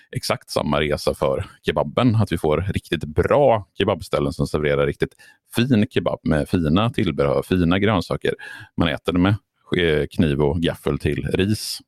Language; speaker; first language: Swedish; native; Swedish